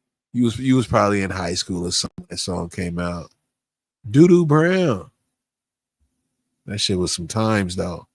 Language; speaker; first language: English; native; English